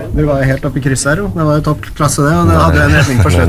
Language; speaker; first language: Norwegian; native; Norwegian